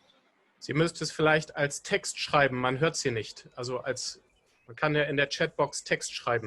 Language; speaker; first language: German; native; German